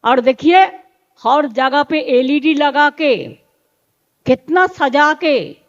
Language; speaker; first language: Hindi; non-native, local second language; Bangla